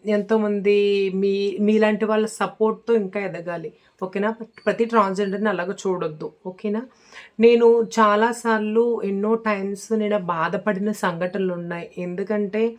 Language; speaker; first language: Telugu; native; Telugu